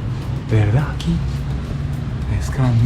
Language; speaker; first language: Spanish; non-native, learner; Japanese